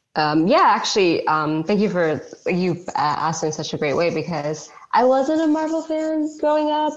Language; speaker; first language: English; native; English